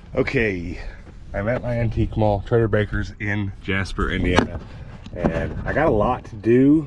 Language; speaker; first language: English; native; English